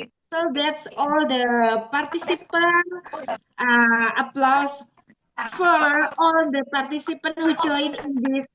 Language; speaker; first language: English; non-native, fluent; Indonesian